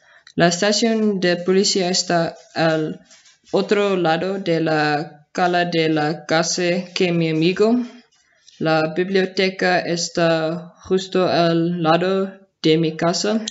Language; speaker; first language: Spanish; non-native, learner; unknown